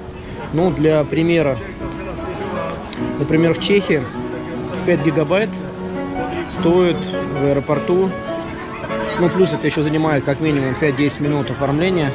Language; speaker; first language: Russian; native; Russian